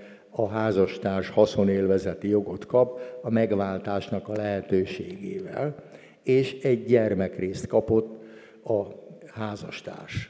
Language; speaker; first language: Hungarian; native; Hungarian